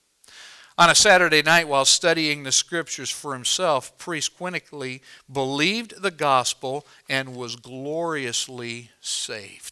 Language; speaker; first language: English; native; English